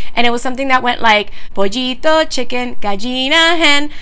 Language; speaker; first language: English; early bilingual, other home language; Spanish